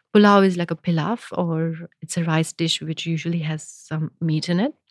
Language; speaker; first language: English; non-native, local second language; Gujarati